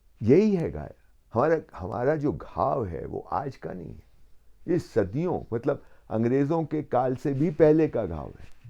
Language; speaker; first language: Hindi; native; Hindi